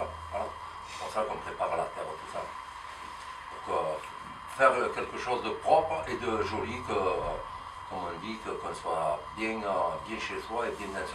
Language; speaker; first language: French; native; French